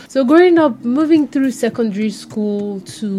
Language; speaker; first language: English; non-native, local second language; Nigerian Pidgin